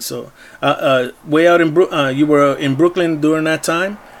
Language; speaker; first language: English; early bilingual, other home language; Spanish